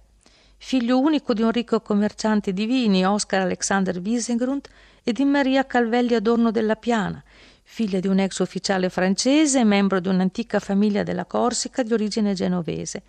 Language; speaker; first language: Italian; native; Italian